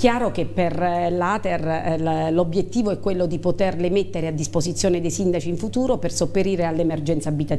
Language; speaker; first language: Italian; native; Italian